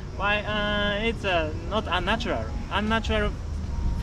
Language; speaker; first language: English; non-native, learner; Japanese